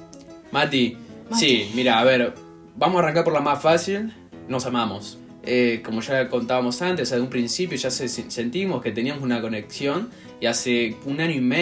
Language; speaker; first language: Spanish; native; Spanish